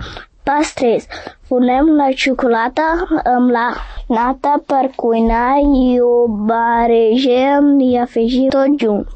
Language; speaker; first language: Catalan; early bilingual, other home language; Portuguese